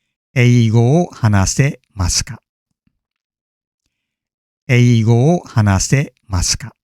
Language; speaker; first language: Japanese; non-native, fluent; English